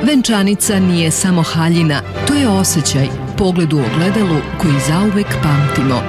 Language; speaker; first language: Serbian; native; Serbian